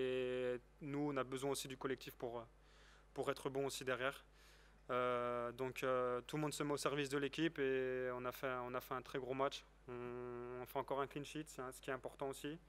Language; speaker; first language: French; native; French